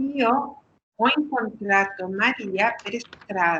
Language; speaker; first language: Italian; non-native, learner; Spanish